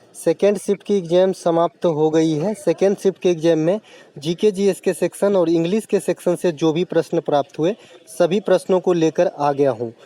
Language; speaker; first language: Hindi; native; Hindi